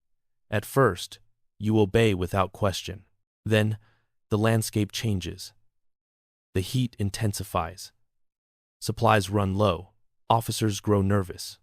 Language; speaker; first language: English; native; English